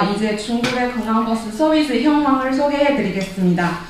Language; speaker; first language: Korean; non-native, fluent; Chinese